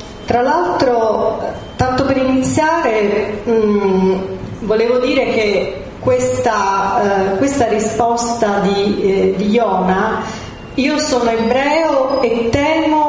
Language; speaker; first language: Italian; native; Italian